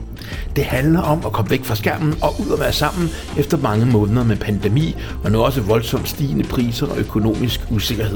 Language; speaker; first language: Danish; native; Danish